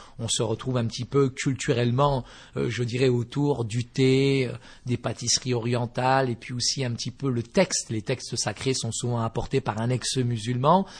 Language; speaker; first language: French; early bilingual, other home language; Berber languages